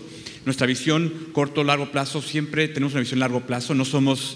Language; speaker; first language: Spanish; native; Spanish